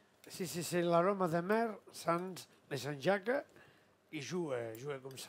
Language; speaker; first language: French; non-native, fluent; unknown